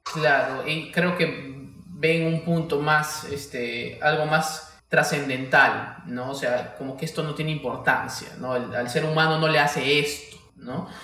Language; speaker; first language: Spanish; native; Spanish